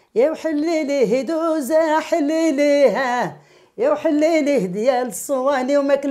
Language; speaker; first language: Arabic; native; Arabic